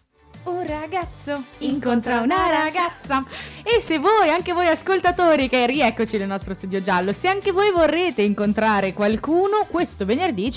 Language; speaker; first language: Italian; native; Italian